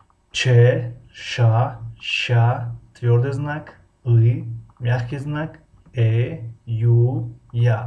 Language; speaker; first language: Russian; non-native, fluent; Tajik